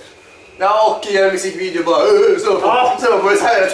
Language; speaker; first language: Swedish; native; Swedish